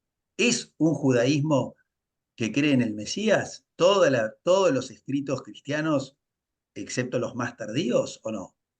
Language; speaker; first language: Spanish; native; Spanish